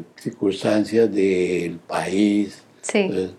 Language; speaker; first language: Spanish; native; Spanish